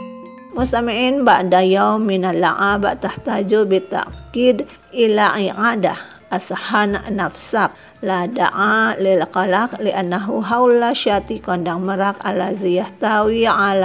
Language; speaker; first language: Arabic; non-native, fluent; Indonesian